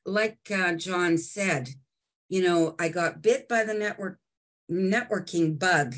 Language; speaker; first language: English; native; English